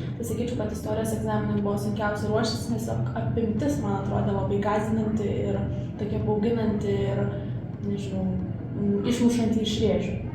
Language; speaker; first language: Lithuanian; native; Lithuanian